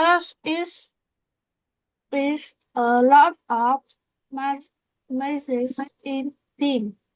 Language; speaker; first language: English; non-native, learner; Vietnamese